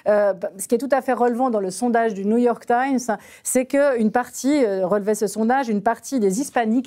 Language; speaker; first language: French; native; French